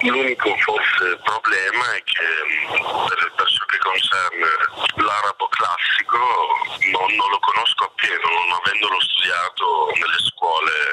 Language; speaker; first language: Italian; early bilingual, other home language; Arabic